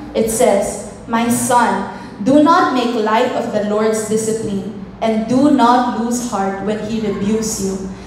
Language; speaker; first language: English; non-native, local second language; Filipino